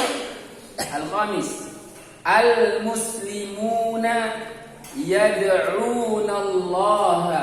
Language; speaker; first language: Arabic; non-native, fluent; Indonesian